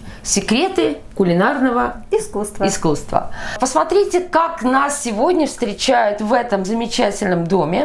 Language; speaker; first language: Russian; native; Russian